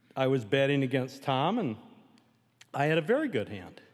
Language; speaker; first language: English; native; English